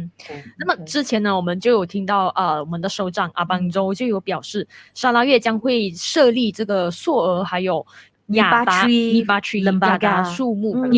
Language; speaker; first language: Chinese; native; Chinese